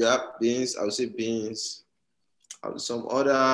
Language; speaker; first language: English; non-native, local second language; Yoruba